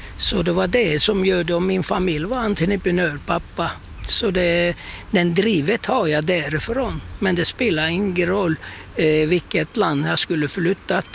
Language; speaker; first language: Swedish; non-native, fluent; Turkish